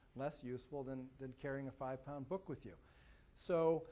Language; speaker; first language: English; native; English